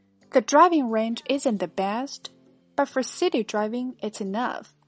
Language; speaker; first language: English; non-native, fluent; Chinese